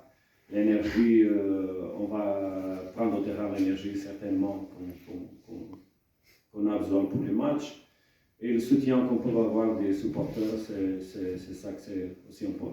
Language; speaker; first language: French; non-native, fluent; Portuguese